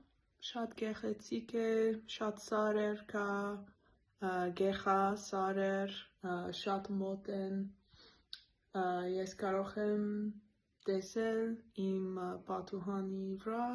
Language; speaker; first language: Armenian; non-native, learner; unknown